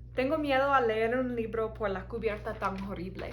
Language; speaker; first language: Spanish; non-native, fluent; English